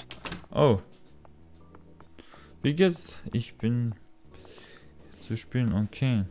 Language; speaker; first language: German; non-native, learner; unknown